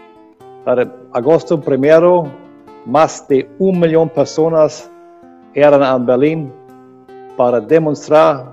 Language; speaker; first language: Spanish; non-native, learner; German